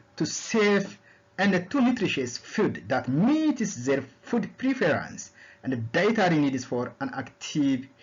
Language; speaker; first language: English; non-native, local second language; Amharic